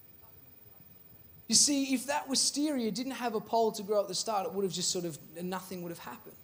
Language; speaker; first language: English; native; English